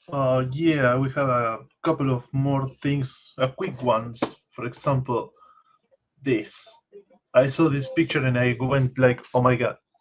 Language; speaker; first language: English; non-native, fluent; Spanish